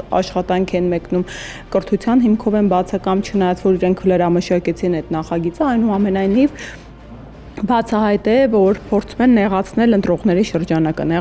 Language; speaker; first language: Armenian; native; Armenian